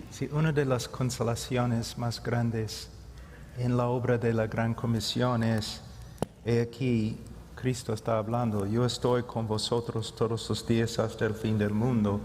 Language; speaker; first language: Spanish; non-native, fluent; English